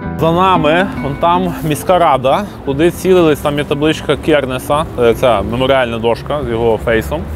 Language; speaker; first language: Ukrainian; native; Ukrainian